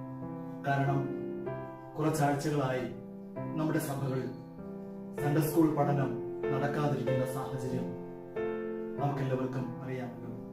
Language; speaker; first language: Malayalam; native; Malayalam